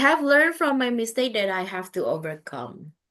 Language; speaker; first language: English; non-native, fluent; Indonesian